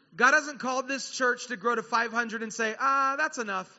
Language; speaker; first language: English; native; English